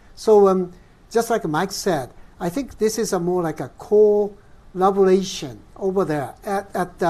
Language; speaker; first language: English; non-native, fluent; Japanese